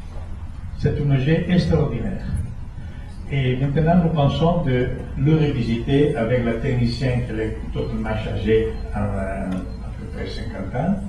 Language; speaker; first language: French; non-native, fluent; Italian